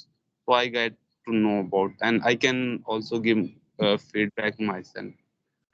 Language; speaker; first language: English; non-native, learner; Hindi